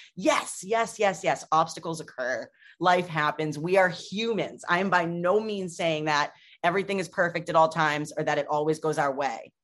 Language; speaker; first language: English; native; English